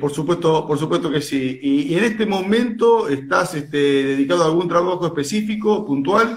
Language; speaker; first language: Spanish; native; Spanish